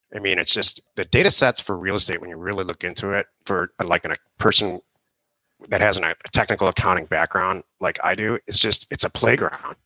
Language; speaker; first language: English; native; English